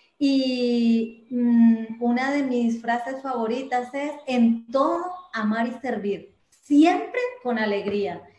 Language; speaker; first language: Spanish; native; Spanish